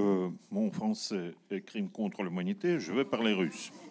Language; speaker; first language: French; non-native, learner; Russian